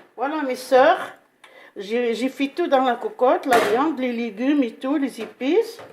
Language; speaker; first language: French; non-native, local second language; Arabic